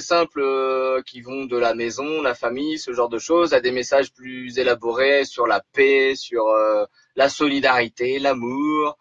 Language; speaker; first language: French; native; French